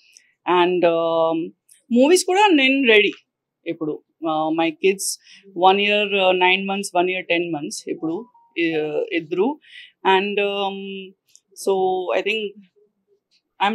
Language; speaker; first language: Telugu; non-native, learner; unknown